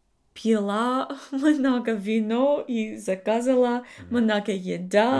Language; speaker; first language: Russian; non-native, learner; English